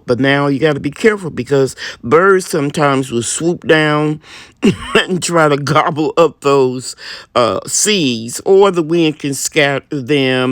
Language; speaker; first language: English; native; English